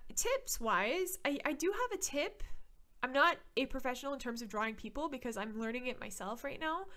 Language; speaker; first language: English; native; English